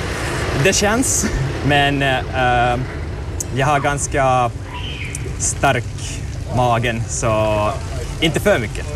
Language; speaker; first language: Swedish; non-native, learner; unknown